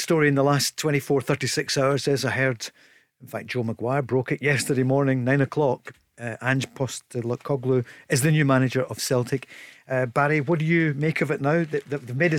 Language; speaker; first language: English; native; English